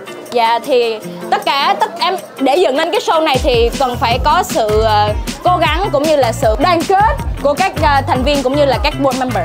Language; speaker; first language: Vietnamese; early bilingual, heritage; Vietnamese